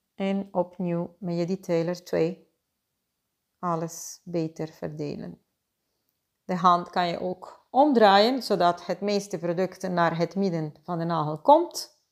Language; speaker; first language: Dutch; non-native, fluent; Spanish